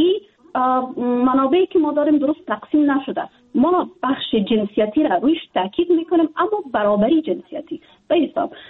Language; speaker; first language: Persian; native; Persian